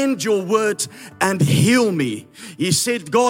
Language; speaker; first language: English; non-native, local second language; Afrikaans